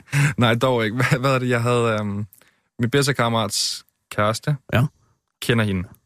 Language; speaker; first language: Danish; native; Danish